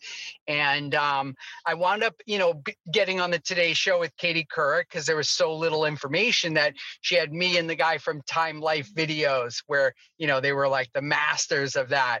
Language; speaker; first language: English; native; English